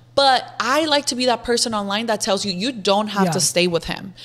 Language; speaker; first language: English; non-native, fluent; Spanish